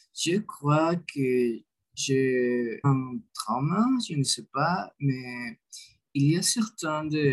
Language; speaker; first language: French; non-native, learner; Spanish